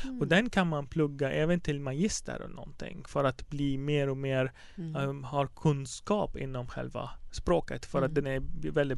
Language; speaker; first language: Swedish; non-native, fluent; Arabic